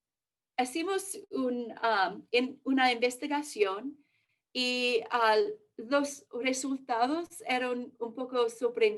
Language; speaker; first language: Spanish; early bilingual, heritage; English